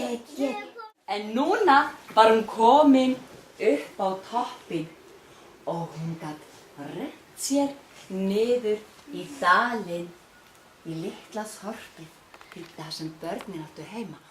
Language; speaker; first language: Icelandic; non-native, fluent; Danish